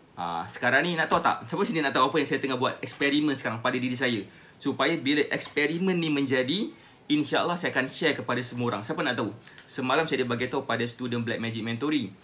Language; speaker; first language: Malay; native; Malay